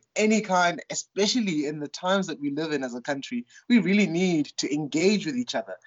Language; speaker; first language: English; non-native, local second language; Tswana